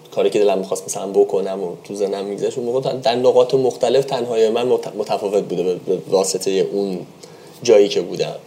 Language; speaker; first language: Persian; native; Persian